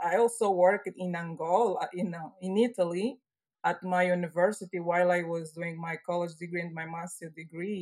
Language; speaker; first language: English; non-native, fluent; Portuguese